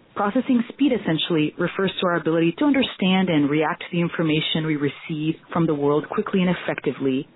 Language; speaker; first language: English; non-native, fluent; Portuguese